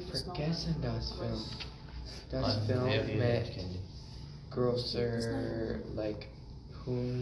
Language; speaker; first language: German; non-native, learner; English